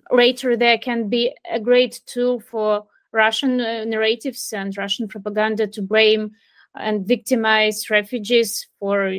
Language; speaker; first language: English; non-native, fluent; Ukrainian